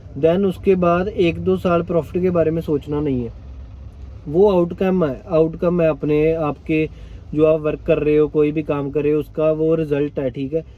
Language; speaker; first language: Hindi; non-native, local second language; Punjabi